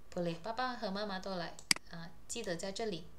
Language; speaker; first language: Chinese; non-native, fluent; Indonesian